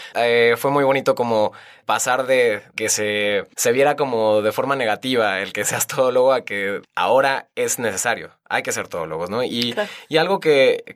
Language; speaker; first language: Spanish; native; Spanish